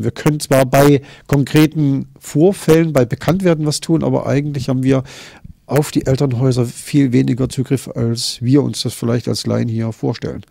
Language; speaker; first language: German; native; German